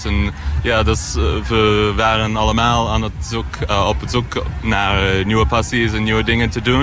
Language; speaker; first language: Dutch; non-native, fluent; English